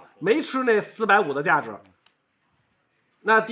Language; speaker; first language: Chinese; native; Chinese